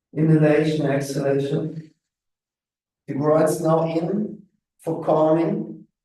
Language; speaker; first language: English; non-native, fluent; German